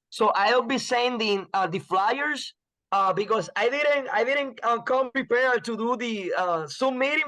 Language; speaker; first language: English; non-native, fluent; Spanish